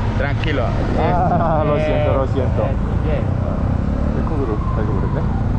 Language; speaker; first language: Spanish; non-native, learner; Korean